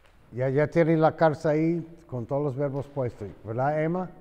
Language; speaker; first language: Spanish; non-native, fluent; English